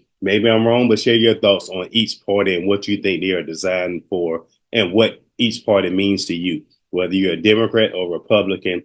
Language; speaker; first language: English; native; English